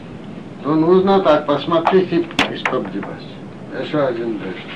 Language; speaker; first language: Russian; non-native, learner; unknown